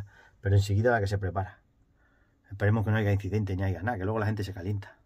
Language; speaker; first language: Spanish; native; Spanish